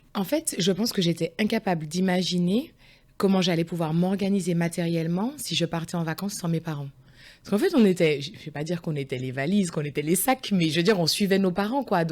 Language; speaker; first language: French; early bilingual, other home language; Guadeloupean Creole French